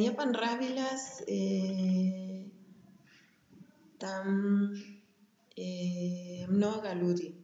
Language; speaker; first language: Russian; non-native, learner; German